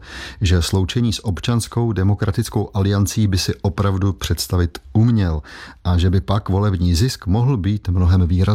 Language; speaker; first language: Czech; native; Czech